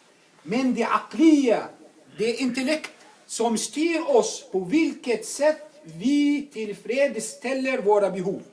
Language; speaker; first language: Swedish; non-native, fluent; Arabic